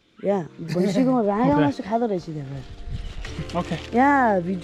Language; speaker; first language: English; non-native, learner; Nepali